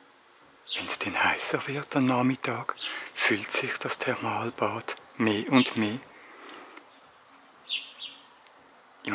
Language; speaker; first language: German; native; German